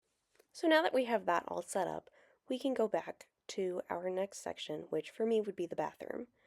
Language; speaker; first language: English; native; English